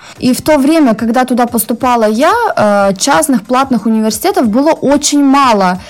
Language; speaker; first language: Russian; native; Russian